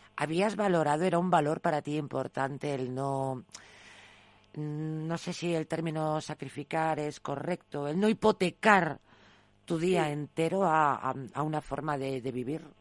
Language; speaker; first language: Spanish; native; Spanish